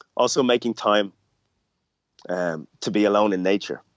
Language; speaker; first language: English; native; English